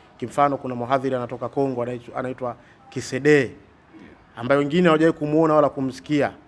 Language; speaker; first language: Swahili; native; Swahili